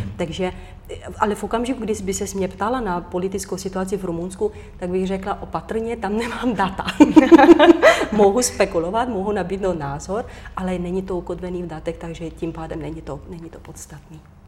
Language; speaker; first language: Czech; non-native, fluent; Romanian